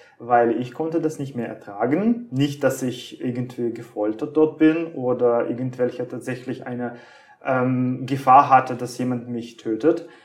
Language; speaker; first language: German; non-native, fluent; Russian